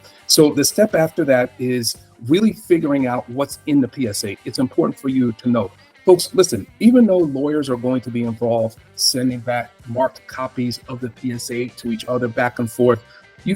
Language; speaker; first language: English; native; English